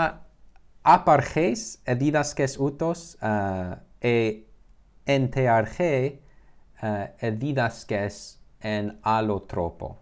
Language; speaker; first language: Greek; non-native, learner; English